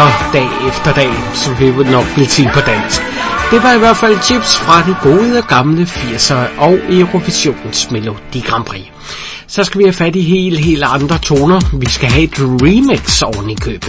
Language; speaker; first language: Danish; native; Danish